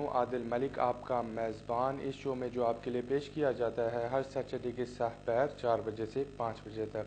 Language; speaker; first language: Urdu; native; Urdu